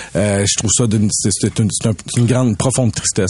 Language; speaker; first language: French; native; French